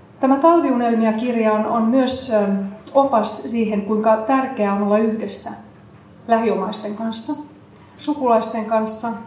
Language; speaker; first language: Finnish; native; Finnish